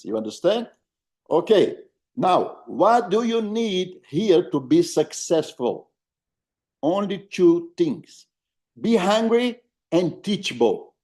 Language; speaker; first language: English; non-native, fluent; Portuguese